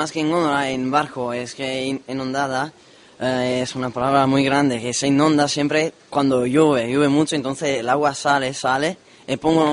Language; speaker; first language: Spanish; non-native, learner; Italian